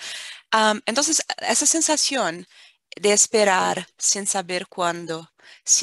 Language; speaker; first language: Spanish; non-native, fluent; Portuguese